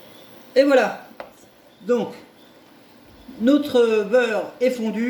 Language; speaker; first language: French; native; French